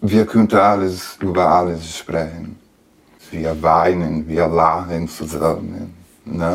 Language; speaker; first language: German; non-native, learner; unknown